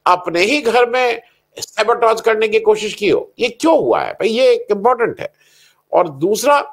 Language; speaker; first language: Hindi; native; Hindi